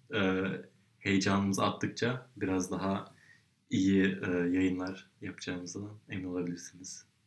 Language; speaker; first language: Turkish; native; Turkish